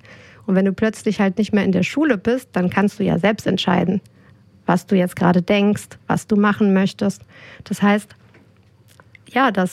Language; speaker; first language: German; native; German